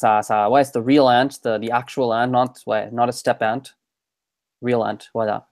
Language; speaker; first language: French; non-native, fluent; English